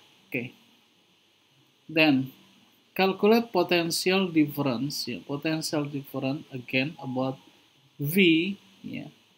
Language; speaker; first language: English; non-native, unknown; Indonesian